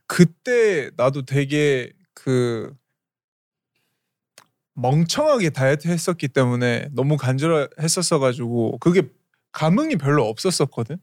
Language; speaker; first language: Korean; early bilingual, other home language; English